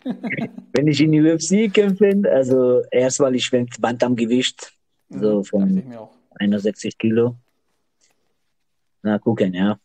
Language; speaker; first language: German; non-native, learner; Georgian